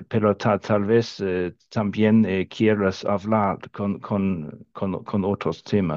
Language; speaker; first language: Spanish; non-native, fluent; Danish